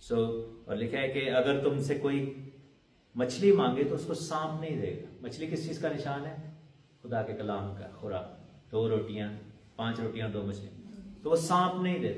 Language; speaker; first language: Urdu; non-native, local second language; Punjabi